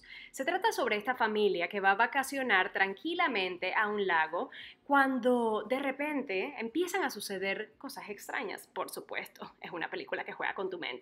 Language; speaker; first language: Spanish; native; Spanish